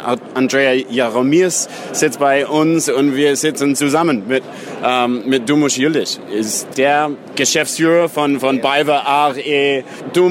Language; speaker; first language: German; non-native, learner; English